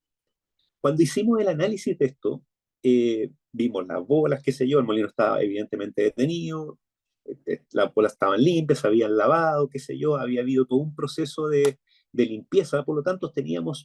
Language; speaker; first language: Spanish; native; Spanish